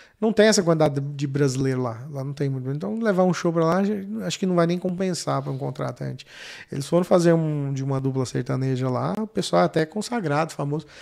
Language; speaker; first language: Portuguese; native; Portuguese